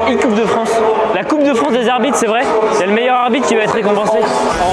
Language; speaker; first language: French; native; French